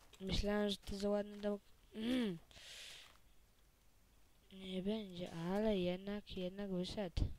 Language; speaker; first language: Polish; native; Polish